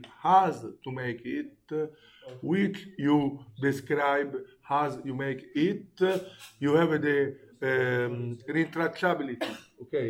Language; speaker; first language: English; non-native, learner; Italian